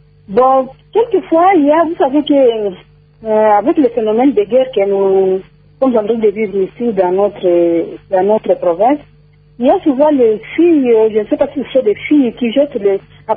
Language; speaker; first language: French; non-native, local second language; Nande